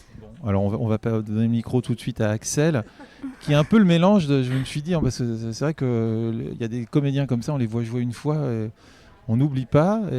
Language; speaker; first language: French; native; French